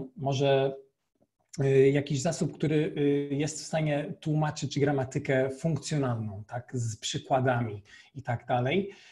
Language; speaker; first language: Polish; non-native, fluent; Portuguese